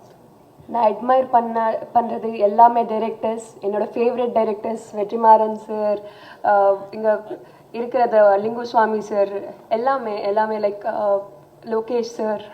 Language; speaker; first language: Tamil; non-native, fluent; Telugu